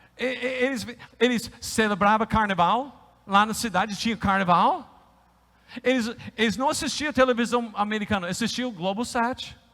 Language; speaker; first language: Portuguese; non-native, fluent; English